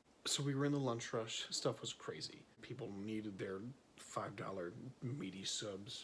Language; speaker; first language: English; native; English